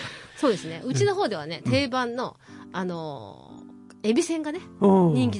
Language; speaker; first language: Japanese; native; Japanese